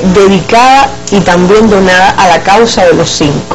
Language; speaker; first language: Spanish; native; Spanish